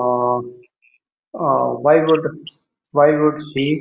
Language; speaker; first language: English; non-native, learner; Hindi